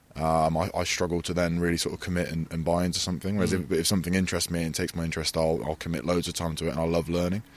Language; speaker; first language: English; native; English